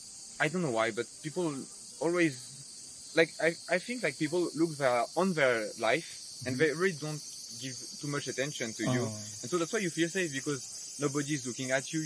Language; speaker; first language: English; non-native, fluent; French